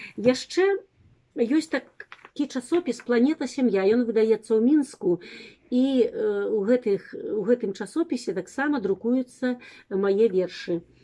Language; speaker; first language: Belarusian; native; Belarusian